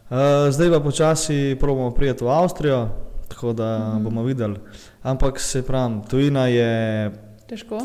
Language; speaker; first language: Slovenian; early bilingual, other home language; Bosnian